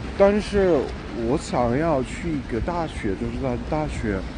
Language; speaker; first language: Chinese; non-native, fluent; English